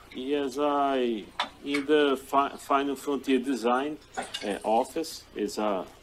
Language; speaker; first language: English; non-native, fluent; Portuguese